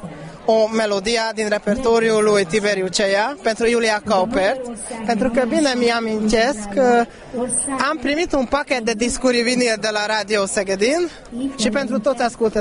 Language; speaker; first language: Romanian; non-native, fluent; Hungarian